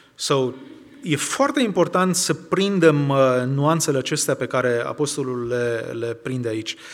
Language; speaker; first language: Romanian; native; Romanian